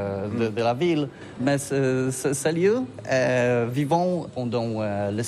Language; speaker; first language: French; non-native, learner; Polish